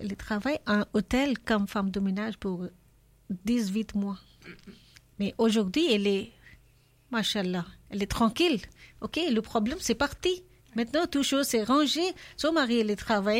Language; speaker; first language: French; non-native, learner; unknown